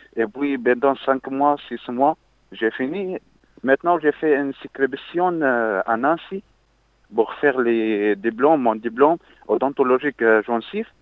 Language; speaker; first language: French; non-native, learner; Arabic